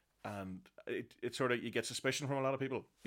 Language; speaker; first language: English; native; English